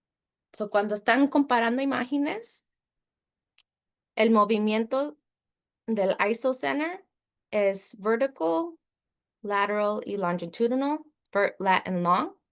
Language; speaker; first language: Spanish; early bilingual, heritage; Spanish